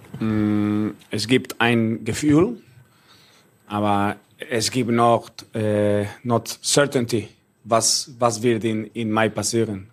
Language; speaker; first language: German; non-native, learner; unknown